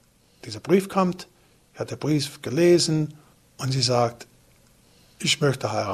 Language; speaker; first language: German; non-native, learner; English